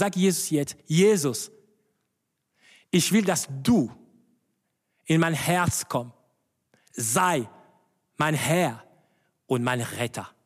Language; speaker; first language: German; non-native, fluent; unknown